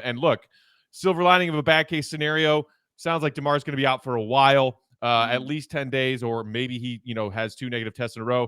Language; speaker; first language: English; native; English